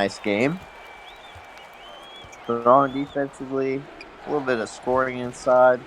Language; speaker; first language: English; native; English